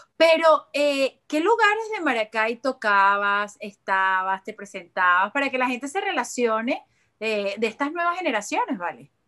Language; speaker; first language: Spanish; native; Spanish